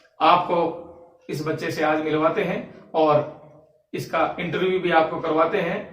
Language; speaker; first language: Hindi; native; Hindi